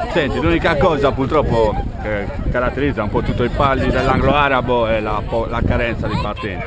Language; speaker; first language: Italian; native; Italian